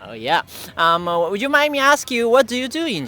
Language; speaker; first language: English; non-native, fluent; Japanese